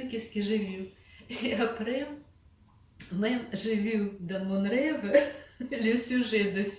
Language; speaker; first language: French; non-native, learner; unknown